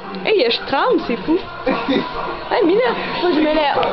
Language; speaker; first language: French; native; French